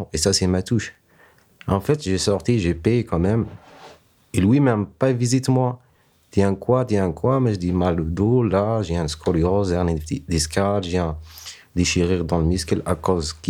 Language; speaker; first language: French; non-native, learner; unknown